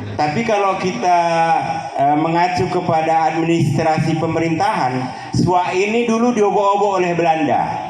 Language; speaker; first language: Indonesian; non-native, local second language; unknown